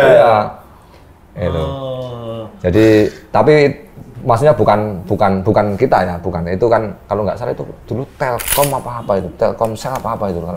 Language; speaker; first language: Indonesian; native; Indonesian